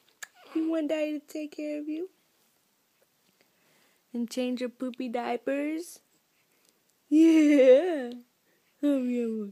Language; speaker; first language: English; early bilingual, other home language; Spanish